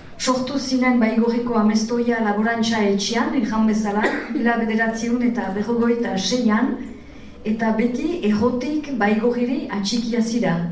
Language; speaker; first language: Basque; native; Basque